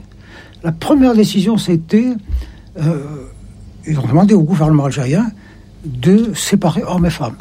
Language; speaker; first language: French; non-native, local second language; Arabic